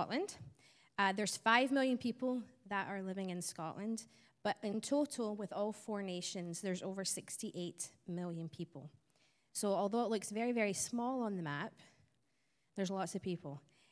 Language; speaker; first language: English; native; English